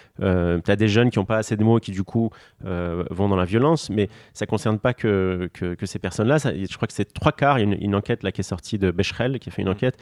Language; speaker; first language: French; non-native, local second language; Arabic